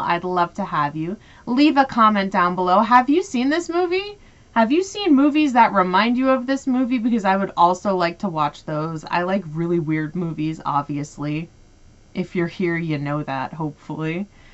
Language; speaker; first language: English; native; English